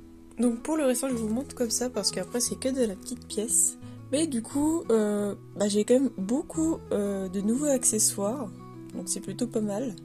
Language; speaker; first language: French; native; French